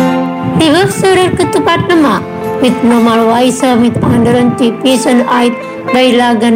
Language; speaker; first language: German; non-native, learner; Indonesian